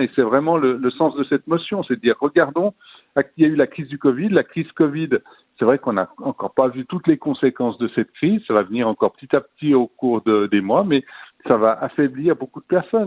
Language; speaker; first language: French; native; French